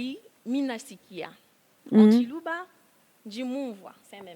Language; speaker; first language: French; non-native, local second language; Lingala